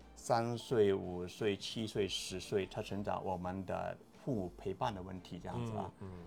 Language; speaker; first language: Chinese; native; Chinese